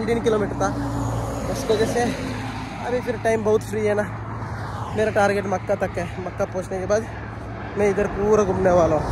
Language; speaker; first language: Hindi; non-native, local second language; Kannada